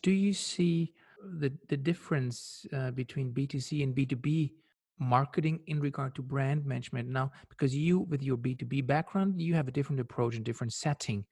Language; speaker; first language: English; non-native, fluent; German